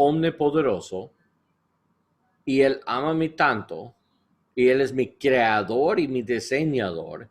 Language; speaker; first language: Spanish; non-native, learner; English